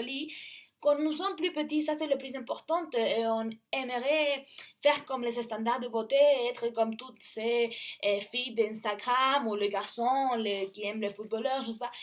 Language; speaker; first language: French; non-native, learner; Spanish